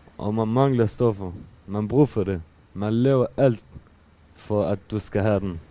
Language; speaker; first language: Danish; non-native, learner; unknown